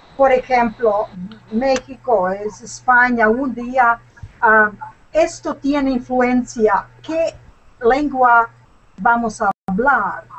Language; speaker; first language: Spanish; non-native, learner; Serbian